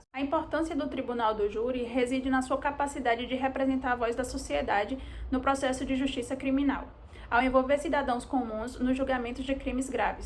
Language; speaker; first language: Portuguese; native; Portuguese